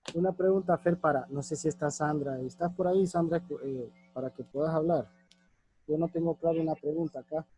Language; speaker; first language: Spanish; native; Spanish